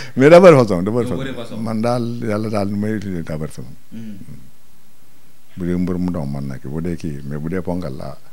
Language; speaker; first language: Wolof; non-native, local second language; Jola-Fonyi